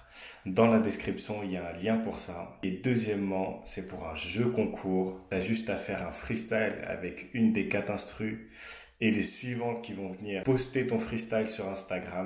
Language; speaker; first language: French; native; French